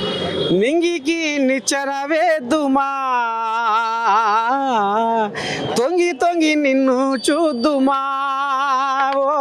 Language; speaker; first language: Telugu; native; Telugu